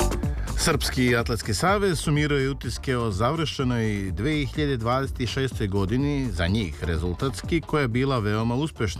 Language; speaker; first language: Serbian; native; Serbian